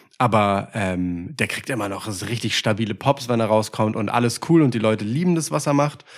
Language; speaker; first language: German; early bilingual, other home language; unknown